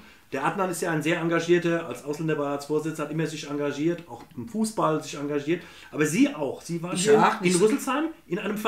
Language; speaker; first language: German; native; German